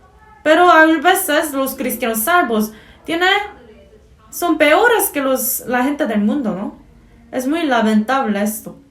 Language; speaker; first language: Spanish; non-native, fluent; Korean